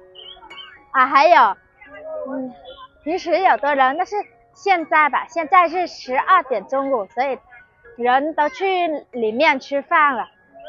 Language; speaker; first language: Chinese; non-native, fluent; Vietnamese